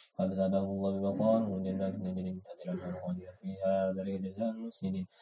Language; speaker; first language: Arabic; non-native, learner; Indonesian